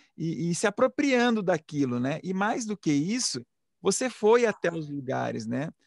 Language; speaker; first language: Portuguese; native; Portuguese